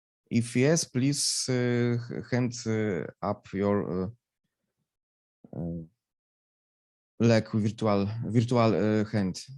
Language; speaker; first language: English; non-native, fluent; Polish